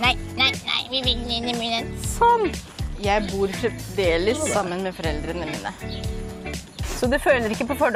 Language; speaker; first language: Norwegian; native; Norwegian